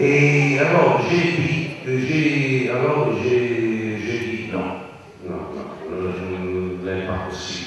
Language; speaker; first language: French; non-native, learner; Italian